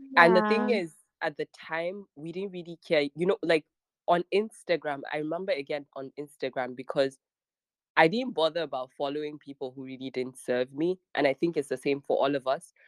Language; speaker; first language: English; non-native, local second language; Hausa